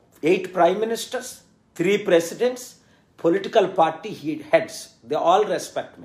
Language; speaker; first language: English; non-native, local second language; Telugu